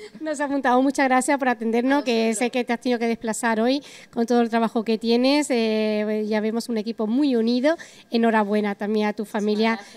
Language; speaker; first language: Spanish; native; Spanish